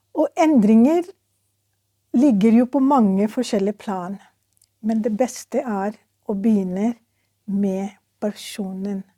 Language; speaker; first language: Norwegian; non-native, fluent; Urdu